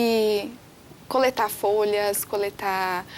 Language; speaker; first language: Portuguese; native; Portuguese